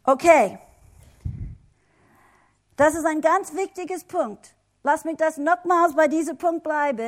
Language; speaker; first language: German; non-native, fluent; English